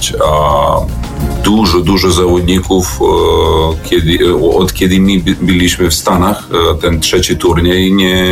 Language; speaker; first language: Polish; non-native, learner; Serbian